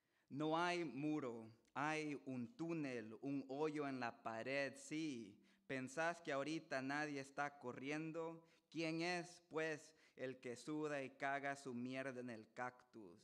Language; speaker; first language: Spanish; early bilingual, heritage; Spanish